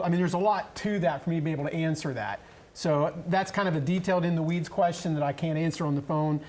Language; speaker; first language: English; native; English